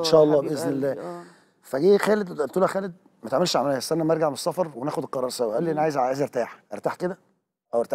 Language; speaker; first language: Arabic; native; Arabic